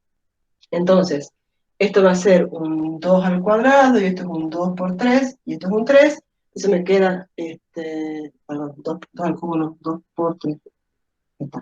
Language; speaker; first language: Spanish; native; Spanish